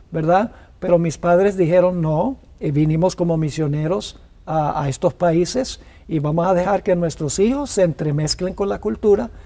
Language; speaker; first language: Spanish; early bilingual, other home language; English